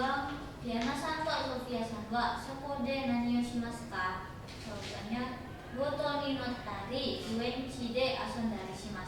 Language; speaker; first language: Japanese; non-native, learner; Indonesian